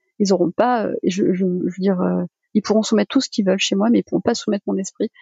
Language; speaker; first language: French; early bilingual, other home language; Malagasy